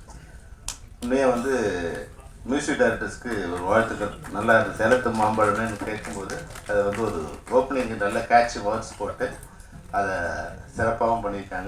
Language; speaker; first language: Tamil; native; Tamil